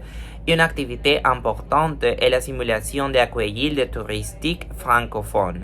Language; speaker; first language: French; non-native, fluent; Spanish